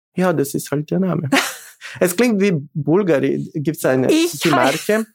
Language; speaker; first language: German; non-native, fluent; Serbian